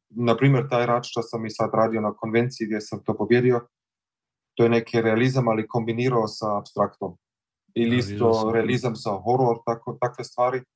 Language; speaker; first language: Serbian; early bilingual, heritage; Croatian